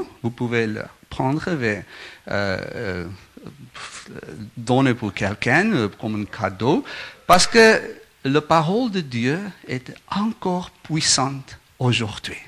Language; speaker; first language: French; non-native, learner; Afrikaans